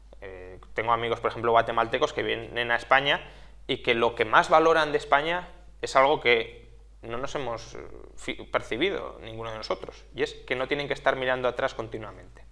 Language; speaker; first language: Spanish; native; Spanish